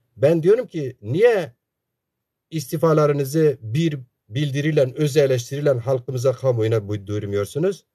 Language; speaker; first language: Turkish; non-native, local second language; Zaza